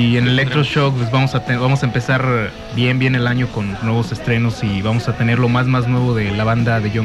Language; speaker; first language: Spanish; native; Spanish